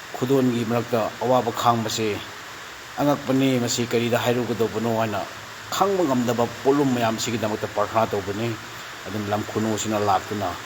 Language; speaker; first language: Manipuri; non-native, local second language; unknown